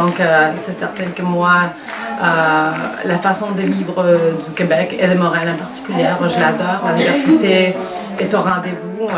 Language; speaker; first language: French; non-native, fluent; Spanish